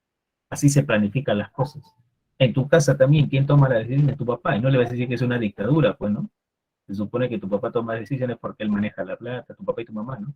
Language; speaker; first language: Spanish; native; Spanish